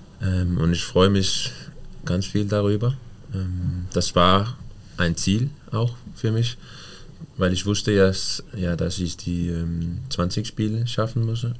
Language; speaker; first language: German; non-native, fluent; Danish